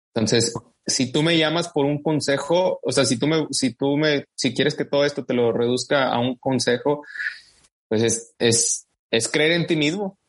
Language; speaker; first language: Spanish; native; Spanish